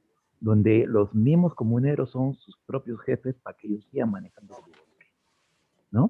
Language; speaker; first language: Spanish; native; Spanish